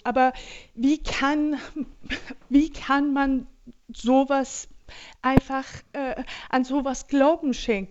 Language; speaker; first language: German; non-native, fluent; Persian